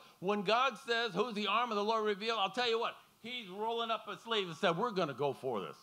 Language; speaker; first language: English; native; English